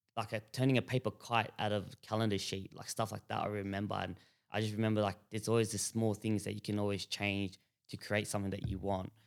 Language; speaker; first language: English; native; English